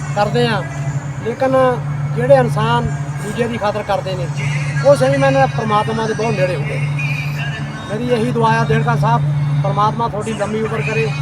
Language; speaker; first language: Punjabi; native; Punjabi